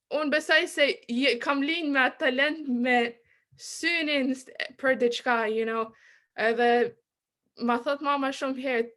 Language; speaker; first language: Albanian; early bilingual, other home language; English